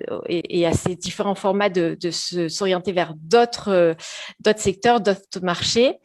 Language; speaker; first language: French; native; French